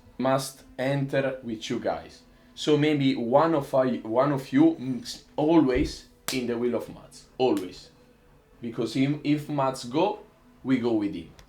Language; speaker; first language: English; non-native, learner; Italian